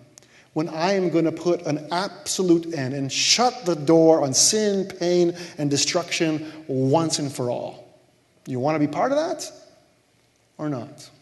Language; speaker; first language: English; native; English